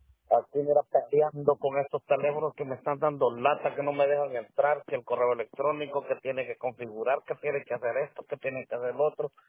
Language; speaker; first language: Spanish; native; Spanish